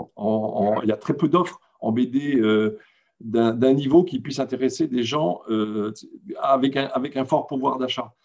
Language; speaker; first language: French; native; French